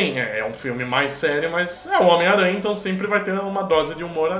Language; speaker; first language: Portuguese; native; Portuguese